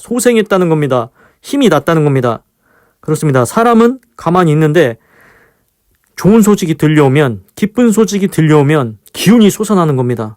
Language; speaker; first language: Korean; native; Korean